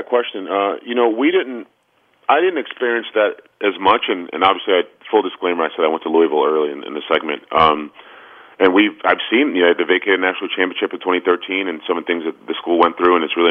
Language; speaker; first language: English; native; English